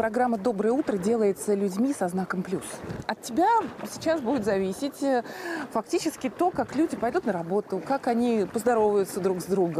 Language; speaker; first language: Russian; native; Russian